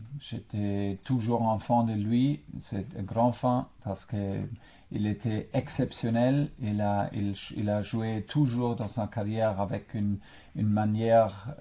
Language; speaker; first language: French; non-native, fluent; German